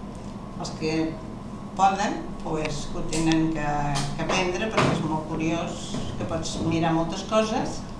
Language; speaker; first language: Catalan; non-native, local second language; Spanish